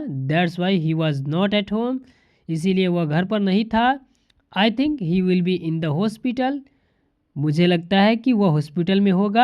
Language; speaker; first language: Hindi; native; Hindi